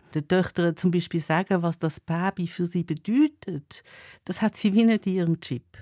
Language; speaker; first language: German; native; German